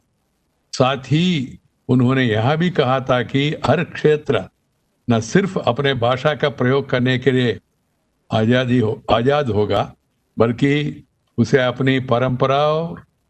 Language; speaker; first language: Hindi; non-native, local second language; Telugu